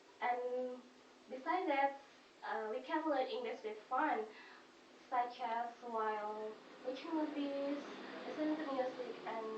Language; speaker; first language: English; non-native, fluent; Indonesian